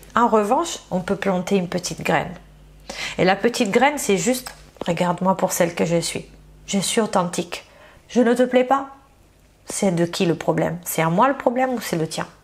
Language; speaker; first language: French; non-native, fluent; Italian